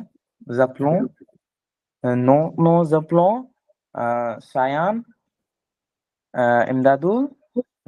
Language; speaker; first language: French; non-native, learner; Bangla